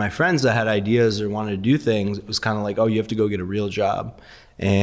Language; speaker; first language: English; early bilingual, other home language; Persian